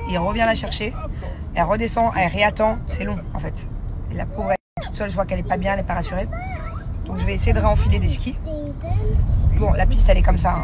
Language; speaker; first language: French; native; French